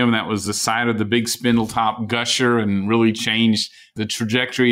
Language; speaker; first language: English; native; English